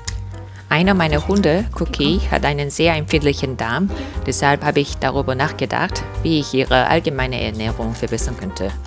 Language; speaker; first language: German; non-native, fluent; Korean